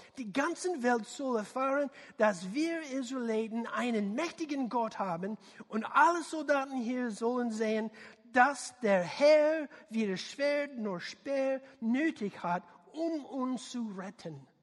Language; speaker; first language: German; non-native, learner; English